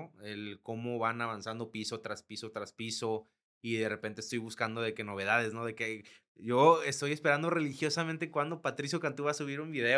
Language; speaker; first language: Spanish; native; Spanish